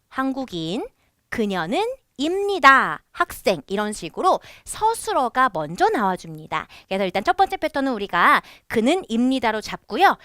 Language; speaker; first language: Korean; native; Korean